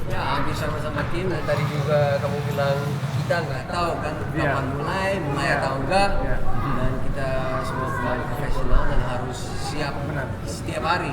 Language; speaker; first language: Indonesian; non-native, fluent; Dutch